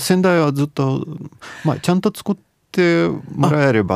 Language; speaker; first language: Japanese; non-native, fluent; Russian